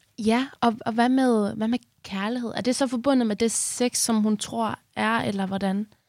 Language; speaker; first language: Danish; early bilingual, other home language; Persian